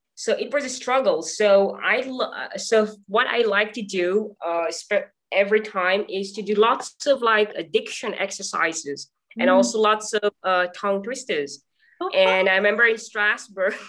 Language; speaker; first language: English; non-native, fluent; Morisyen